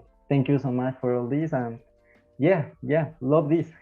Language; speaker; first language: English; non-native, learner; Spanish